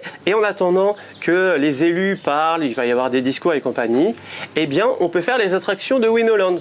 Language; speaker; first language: French; native; French